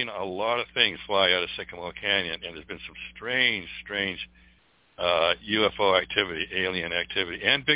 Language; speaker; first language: English; native; English